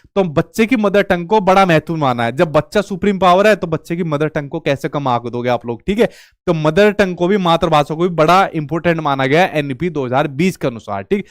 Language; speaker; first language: Hindi; native; Hindi